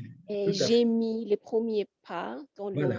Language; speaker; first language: French; non-native, fluent; Persian